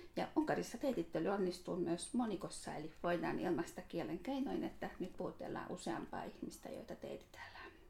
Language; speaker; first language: Finnish; non-native, fluent; Hungarian